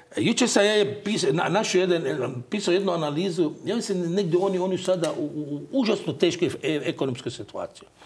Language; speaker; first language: Croatian; non-native, fluent; Arabic